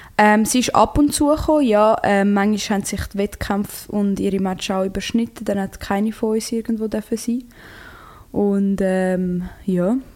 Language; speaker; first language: German; early bilingual, other home language; Croatian